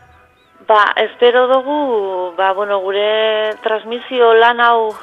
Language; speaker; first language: Basque; native; Basque